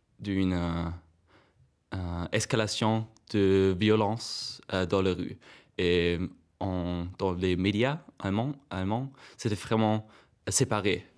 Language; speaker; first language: French; non-native, fluent; German